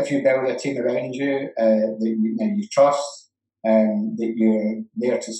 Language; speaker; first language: English; native; English